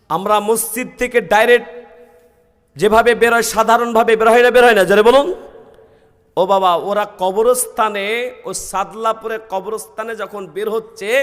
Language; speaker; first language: Bangla; native; Bangla